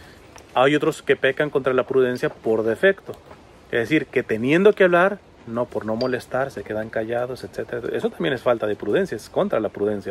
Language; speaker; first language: Spanish; native; Spanish